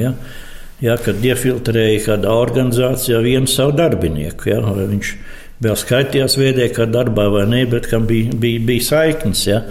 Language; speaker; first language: Latvian; native; Latvian